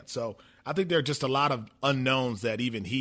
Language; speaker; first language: English; native; English